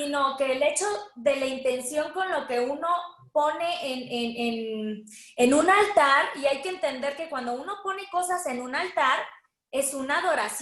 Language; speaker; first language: Spanish; native; Spanish